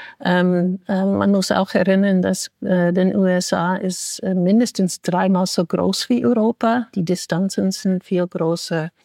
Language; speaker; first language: German; non-native, fluent; English